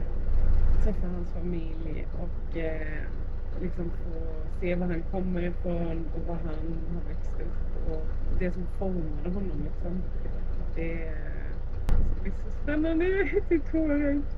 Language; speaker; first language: Swedish; native; Swedish